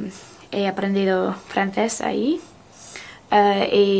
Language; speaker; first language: Spanish; non-native, learner; English